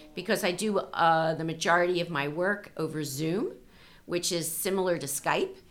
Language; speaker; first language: English; native; English